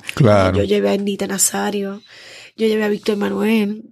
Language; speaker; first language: Spanish; native; Spanish